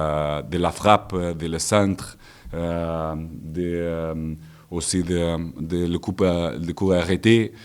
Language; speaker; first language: French; non-native, learner; Portuguese